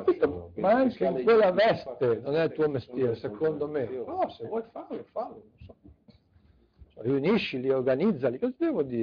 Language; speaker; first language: Italian; native; Italian